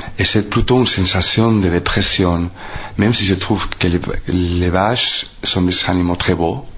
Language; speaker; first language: French; non-native, fluent; Spanish